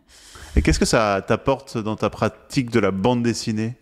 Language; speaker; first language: French; native; French